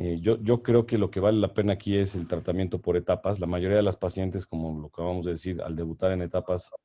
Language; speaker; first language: Spanish; native; Spanish